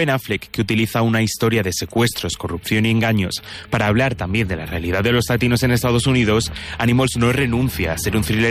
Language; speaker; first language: Spanish; native; Spanish